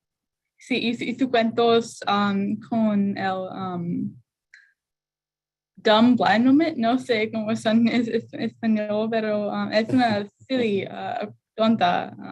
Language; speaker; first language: Spanish; non-native, learner; English